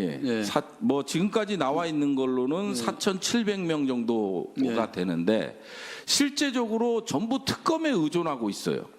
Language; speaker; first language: Korean; native; Korean